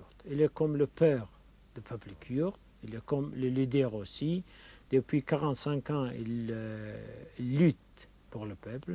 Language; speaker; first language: French; non-native, fluent; Kurdish